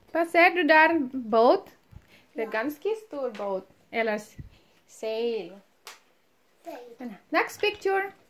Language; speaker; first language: Swedish; non-native, learner; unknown